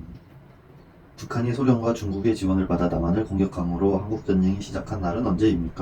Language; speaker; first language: Korean; native; Korean